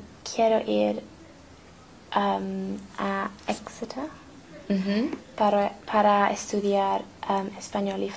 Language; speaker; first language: Spanish; non-native, learner; English